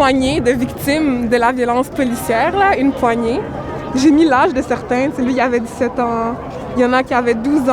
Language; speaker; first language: French; native; French